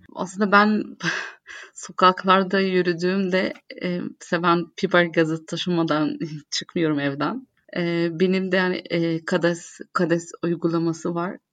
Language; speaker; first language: Turkish; non-native, fluent; Arabic